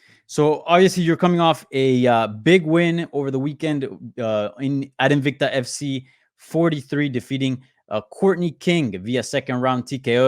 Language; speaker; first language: English; native; English